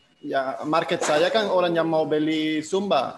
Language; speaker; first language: Indonesian; non-native, fluent; Spanish